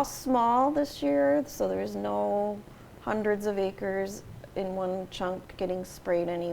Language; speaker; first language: English; native; English